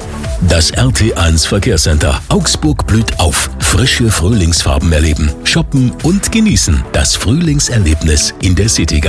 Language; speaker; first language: German; native; German